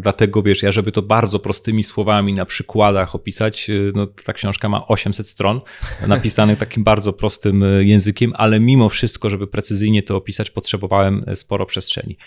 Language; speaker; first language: Polish; native; Polish